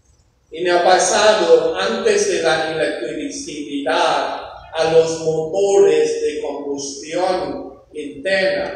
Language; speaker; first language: Spanish; non-native, fluent; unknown